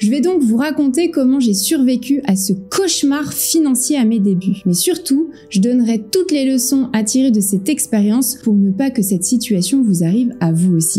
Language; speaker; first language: French; native; French